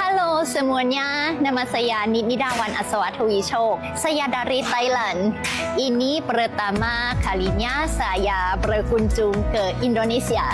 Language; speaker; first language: Indonesian; non-native, learner; Thai